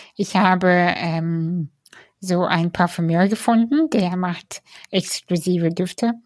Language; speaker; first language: German; early bilingual, other home language; Russian